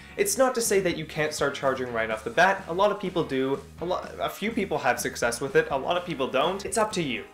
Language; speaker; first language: English; native; English